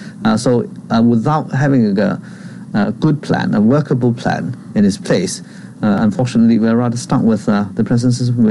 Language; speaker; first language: English; non-native, local second language; Cantonese